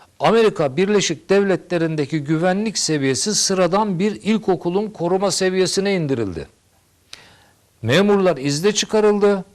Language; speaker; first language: Turkish; native; Turkish